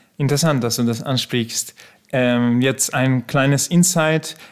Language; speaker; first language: German; non-native, fluent; Belarusian